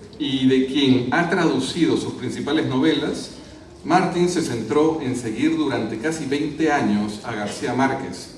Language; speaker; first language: Spanish; native; Spanish